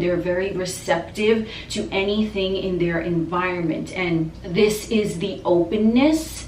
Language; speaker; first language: English; native; English